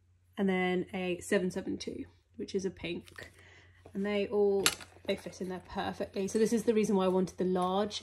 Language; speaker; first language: English; native; English